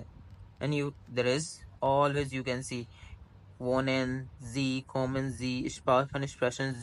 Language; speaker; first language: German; non-native, learner; Hindi